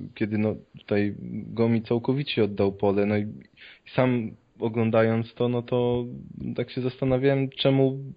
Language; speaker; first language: Polish; native; Polish